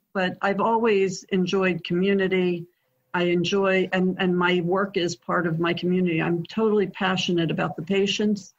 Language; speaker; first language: English; native; English